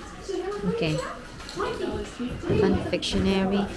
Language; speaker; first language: English; non-native, learner; Filipino